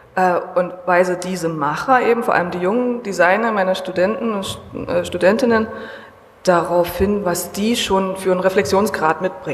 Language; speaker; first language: German; native; German